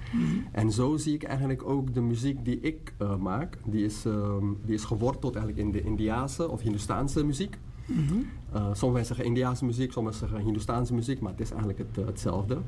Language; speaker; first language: Dutch; native; Dutch